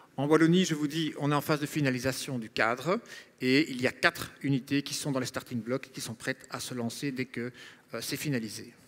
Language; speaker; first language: French; native; French